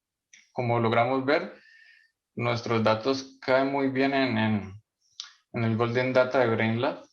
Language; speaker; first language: Spanish; native; Spanish